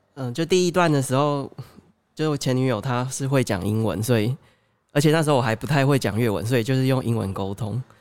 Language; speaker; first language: Chinese; native; Chinese